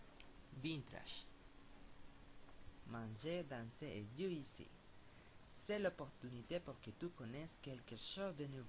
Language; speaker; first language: French; non-native, learner; Spanish